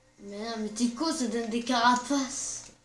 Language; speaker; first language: French; native; French